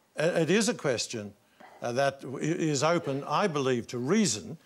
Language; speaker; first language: English; native; English